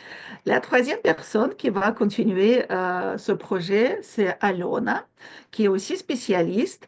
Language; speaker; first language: French; non-native, fluent; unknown